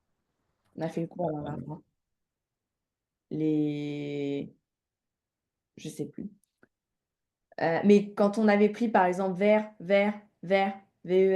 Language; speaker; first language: French; native; French